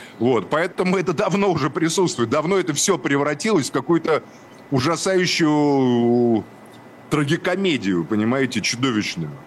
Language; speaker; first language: Russian; native; Russian